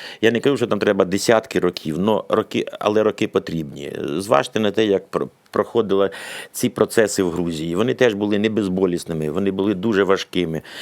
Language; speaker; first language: Ukrainian; native; Ukrainian